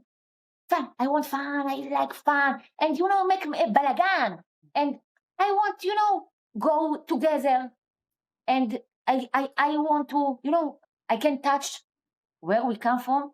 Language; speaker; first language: English; non-native, learner; Hebrew